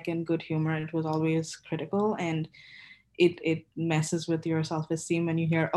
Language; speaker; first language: English; non-native, local second language; Bangla